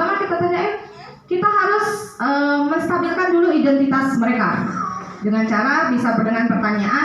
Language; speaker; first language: Indonesian; native; Indonesian